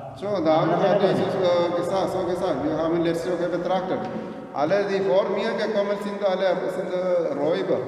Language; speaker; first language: German; non-native, learner; Malayalam